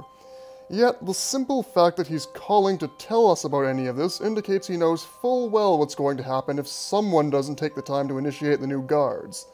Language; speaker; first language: English; native; English